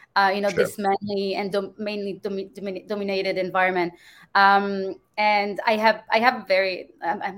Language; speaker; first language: English; non-native, fluent; French